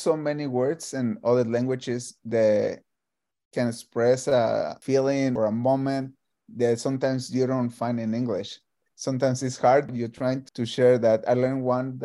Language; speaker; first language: English; non-native, fluent; Spanish